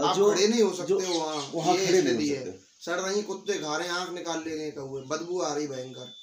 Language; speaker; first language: Hindi; native; Hindi